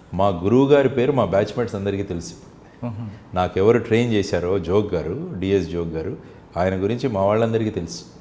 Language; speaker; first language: Telugu; native; Telugu